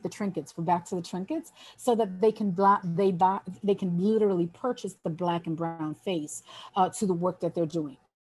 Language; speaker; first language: English; early bilingual, other home language; Spanish